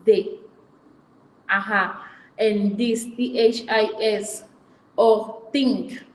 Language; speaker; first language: English; non-native, fluent; Fang